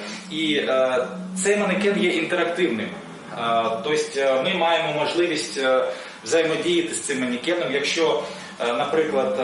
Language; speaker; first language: Ukrainian; native; Ukrainian